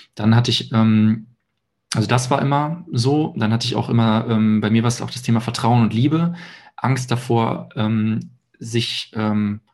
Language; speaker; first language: German; native; German